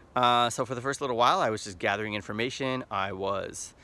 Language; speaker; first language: English; native; English